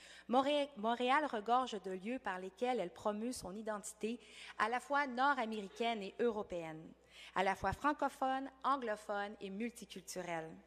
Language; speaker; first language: French; native; French